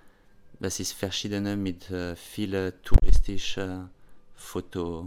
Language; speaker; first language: German; non-native, learner; French